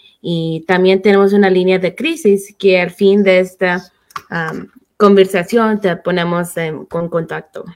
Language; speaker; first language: Spanish; early bilingual, heritage; Spanish